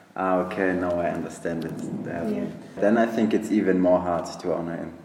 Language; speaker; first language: English; non-native, fluent; German